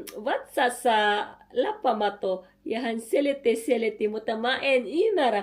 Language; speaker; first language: Finnish; non-native, learner; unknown